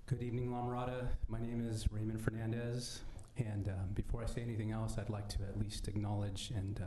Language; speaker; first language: English; native; English